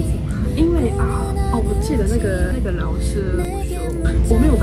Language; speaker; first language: Chinese; non-native, learner; Japanese